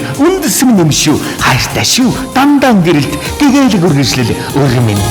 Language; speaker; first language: Mongolian; native; Mongolian